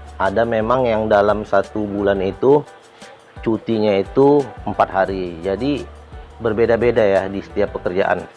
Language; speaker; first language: Indonesian; native; Indonesian